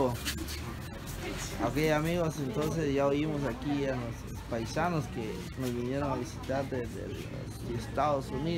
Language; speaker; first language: Spanish; native; Spanish